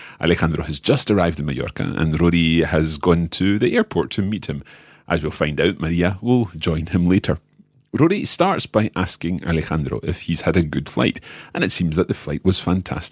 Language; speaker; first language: English; native; English